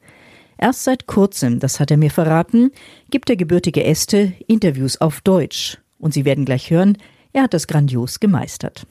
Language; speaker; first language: German; native; German